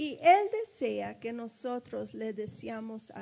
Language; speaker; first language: Spanish; early bilingual, heritage; English